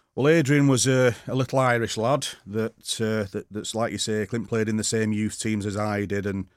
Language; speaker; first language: English; native; English